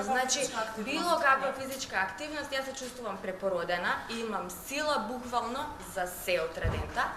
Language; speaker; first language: Macedonian; native; Macedonian